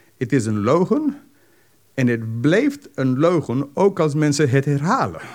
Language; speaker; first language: Dutch; non-native, fluent; English